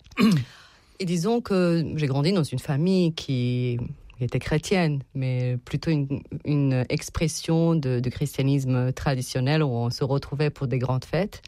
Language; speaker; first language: French; non-native, fluent; Serbian